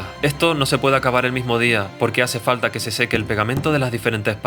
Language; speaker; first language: Spanish; native; Spanish